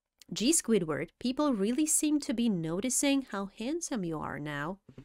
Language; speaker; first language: English; non-native, fluent; Russian